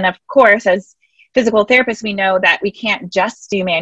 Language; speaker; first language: English; native; English